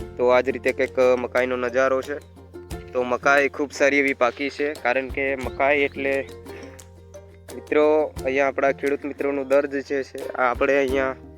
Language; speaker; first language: Gujarati; non-native, local second language; Rathawi